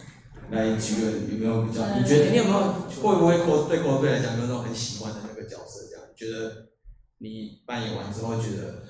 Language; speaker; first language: Chinese; native; Chinese